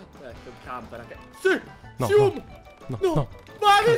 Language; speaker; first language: Italian; native; Italian